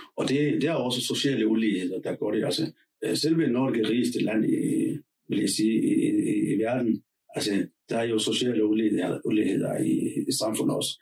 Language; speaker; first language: Danish; non-native, fluent; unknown